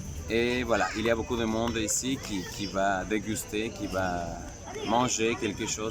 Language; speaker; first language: French; non-native, fluent; Spanish